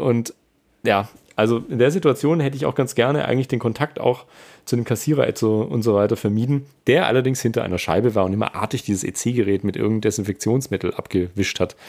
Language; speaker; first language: German; native; German